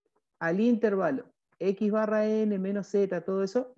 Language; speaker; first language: Spanish; native; Spanish